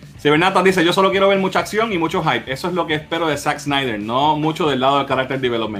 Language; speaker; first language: Spanish; native; Spanish